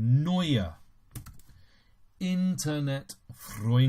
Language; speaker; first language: German; non-native, fluent; English